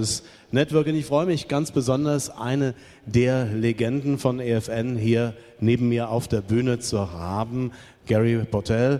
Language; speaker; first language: German; native; German